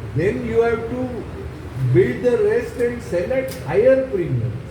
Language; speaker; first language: English; non-native, local second language; Marathi